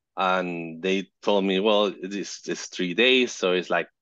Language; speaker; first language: English; non-native, fluent; Spanish